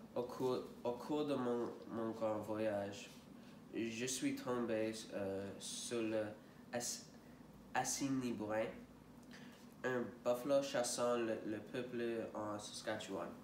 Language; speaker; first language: French; non-native, learner; English